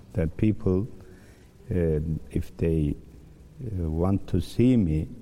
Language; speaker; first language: English; non-native, learner; Turkish